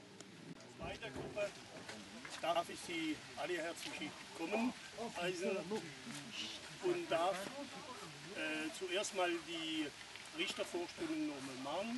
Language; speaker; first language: German; non-native, fluent; French